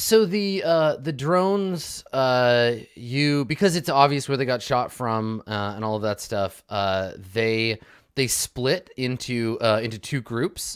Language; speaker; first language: English; native; English